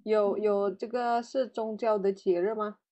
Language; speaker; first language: Chinese; non-native, fluent; Indonesian